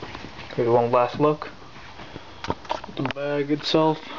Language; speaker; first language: English; native; English